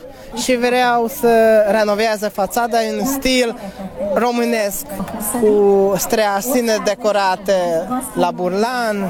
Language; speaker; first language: Romanian; non-native, local second language; Hungarian